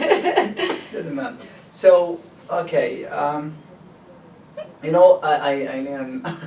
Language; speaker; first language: English; non-native, learner; Arabic